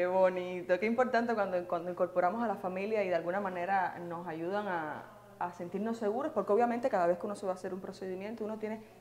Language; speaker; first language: Spanish; native; Spanish